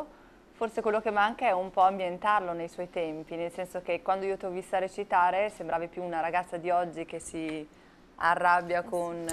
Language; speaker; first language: Italian; native; Italian